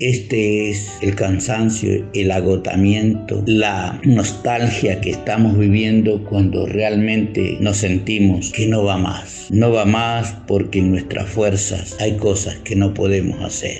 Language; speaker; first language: Spanish; native; Spanish